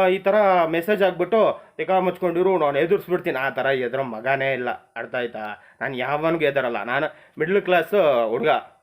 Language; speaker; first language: Kannada; non-native, local second language; Marathi